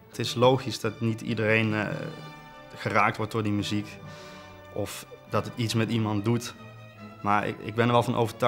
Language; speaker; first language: Dutch; native; Dutch